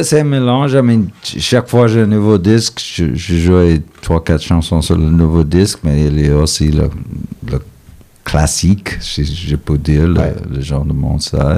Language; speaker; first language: French; non-native, fluent; English